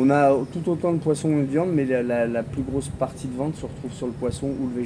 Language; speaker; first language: French; native; French